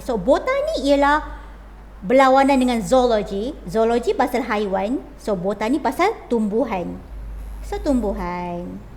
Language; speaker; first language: Malay; native; Malay